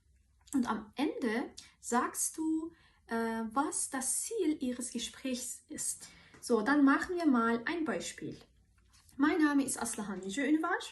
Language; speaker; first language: German; non-native, fluent; Turkish